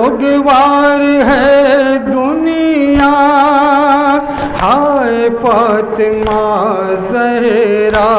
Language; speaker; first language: Urdu; native; Urdu